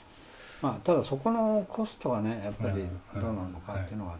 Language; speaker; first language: Japanese; native; Japanese